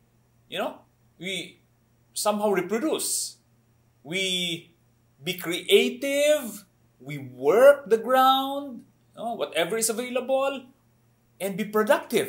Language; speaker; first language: English; non-native, local second language; Cebuano